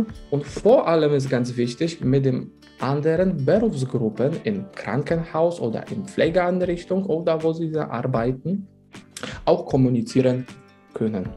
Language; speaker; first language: German; non-native, fluent; Polish